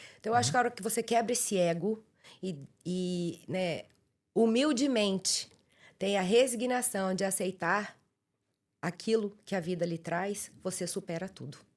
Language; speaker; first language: Portuguese; native; Portuguese